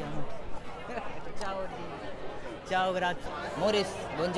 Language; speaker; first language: Italian; non-native, learner; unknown